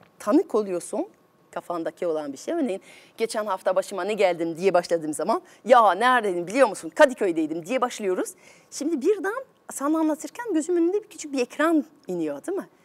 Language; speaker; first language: Turkish; non-native, fluent; French